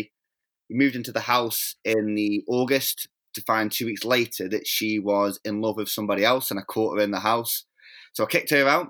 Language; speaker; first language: English; native; English